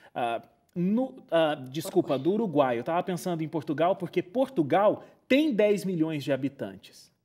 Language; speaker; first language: Portuguese; native; Portuguese